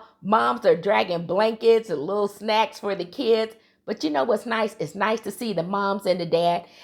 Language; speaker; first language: English; native; English